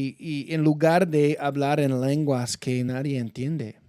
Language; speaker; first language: Spanish; non-native, fluent; English